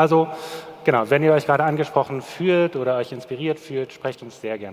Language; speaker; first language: German; native; German